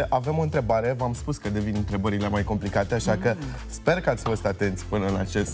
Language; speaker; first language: Romanian; native; Romanian